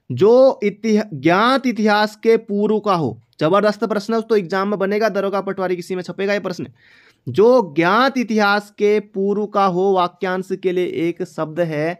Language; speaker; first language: Hindi; native; Hindi